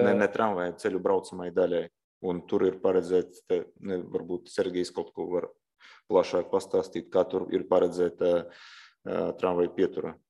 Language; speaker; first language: Latvian; non-native, local second language; Russian